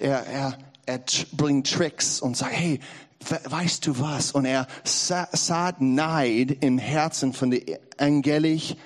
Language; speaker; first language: German; non-native, learner; English